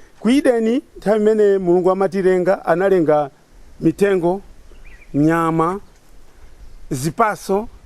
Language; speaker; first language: Nyanja; non-native, local second language; Tumbuka